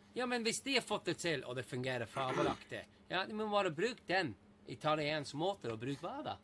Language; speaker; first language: Norwegian; non-native, fluent; English